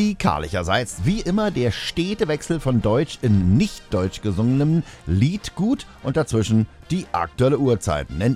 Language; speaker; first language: German; native; German